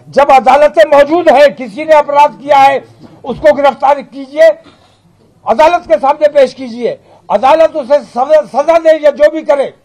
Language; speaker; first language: Hindi; native; Hindi